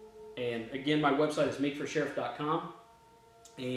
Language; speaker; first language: English; native; English